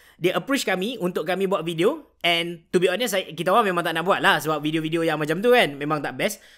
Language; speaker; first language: Malay; native; Malay